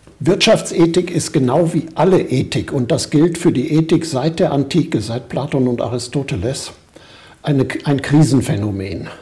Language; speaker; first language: German; native; German